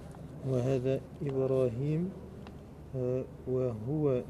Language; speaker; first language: Arabic; non-native, learner; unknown